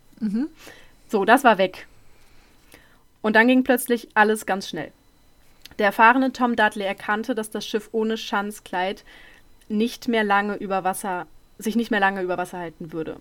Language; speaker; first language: German; native; German